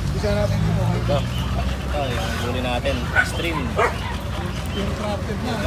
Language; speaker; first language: Filipino; native; Filipino